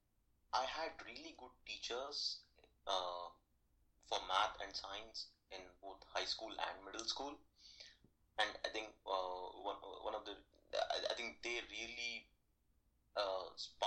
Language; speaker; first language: English; non-native, local second language; Telugu